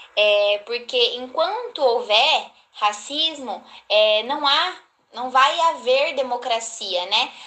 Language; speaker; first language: Portuguese; native; Portuguese